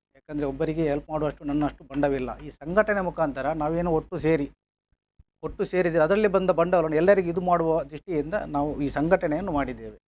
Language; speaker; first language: Kannada; non-native, local second language; Tulu